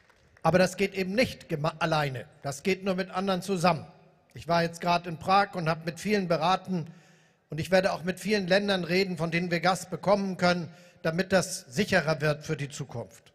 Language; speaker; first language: German; native; German